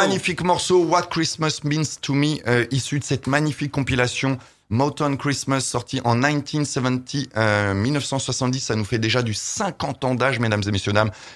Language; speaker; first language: French; native; French